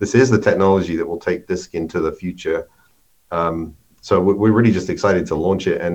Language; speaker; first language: English; native; English